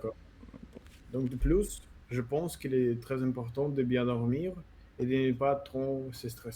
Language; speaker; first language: French; non-native, learner; Russian